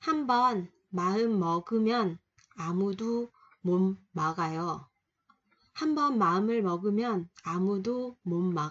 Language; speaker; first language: Korean; non-native, fluent; Vietnamese